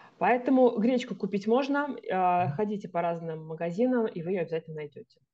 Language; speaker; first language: Russian; native; Russian